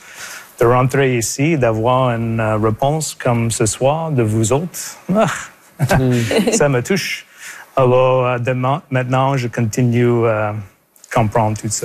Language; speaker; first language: French; non-native, local second language; English